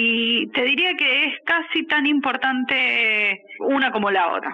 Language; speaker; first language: Spanish; native; Spanish